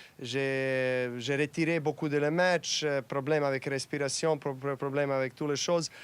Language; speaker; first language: French; non-native, learner; Serbian